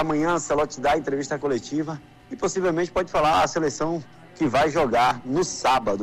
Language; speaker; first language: Portuguese; native; Portuguese